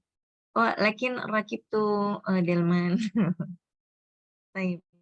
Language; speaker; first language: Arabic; non-native, fluent; Indonesian